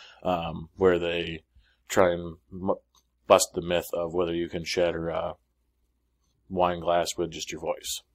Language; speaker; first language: English; native; English